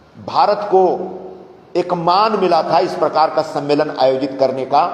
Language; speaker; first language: Hindi; non-native, local second language; Marathi